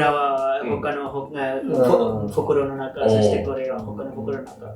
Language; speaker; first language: Japanese; non-native, learner; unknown